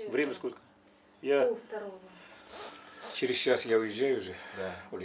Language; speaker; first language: Russian; non-native, local second language; Yakut